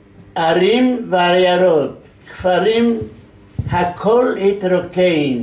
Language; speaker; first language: Hebrew; non-native, fluent; Yiddish